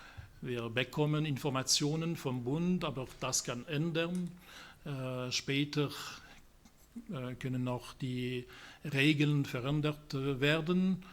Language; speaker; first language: German; non-native, local second language; French